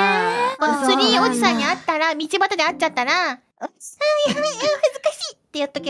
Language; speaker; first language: Japanese; native; Japanese